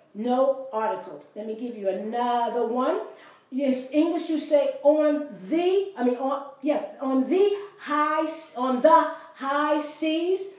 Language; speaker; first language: English; native; English